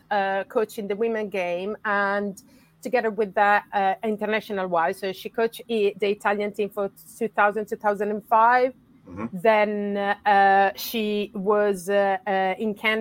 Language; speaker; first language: English; non-native, fluent; Italian